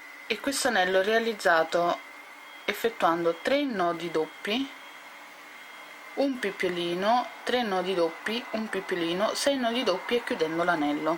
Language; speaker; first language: Italian; native; Italian